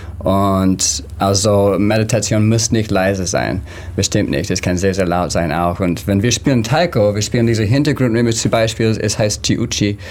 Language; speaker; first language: German; non-native, learner; English